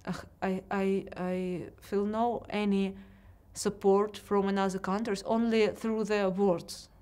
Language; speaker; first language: English; non-native, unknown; Russian